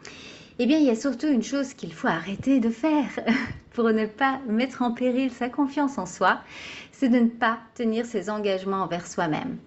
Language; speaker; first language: French; native; French